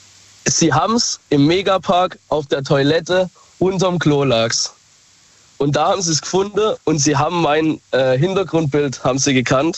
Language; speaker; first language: German; native; German